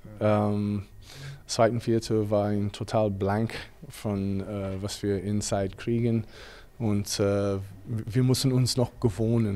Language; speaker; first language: German; non-native, fluent; English